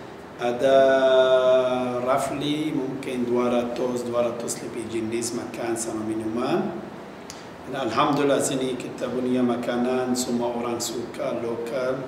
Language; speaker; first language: Indonesian; non-native, learner; Arabic